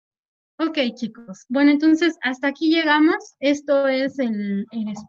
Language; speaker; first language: Spanish; native; Spanish